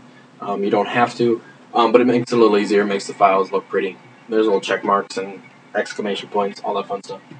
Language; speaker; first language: English; native; English